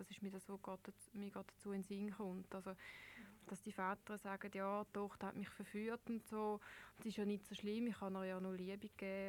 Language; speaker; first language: German; native; German